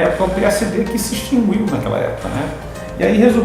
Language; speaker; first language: Portuguese; native; Portuguese